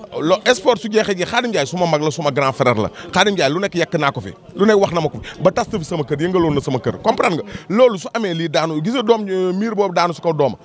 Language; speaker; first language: Wolof; native; Wolof